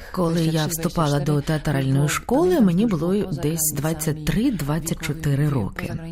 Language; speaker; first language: Ukrainian; non-native, fluent; Lithuanian